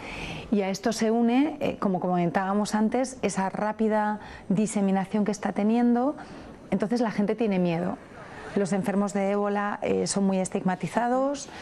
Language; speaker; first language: Spanish; native; Spanish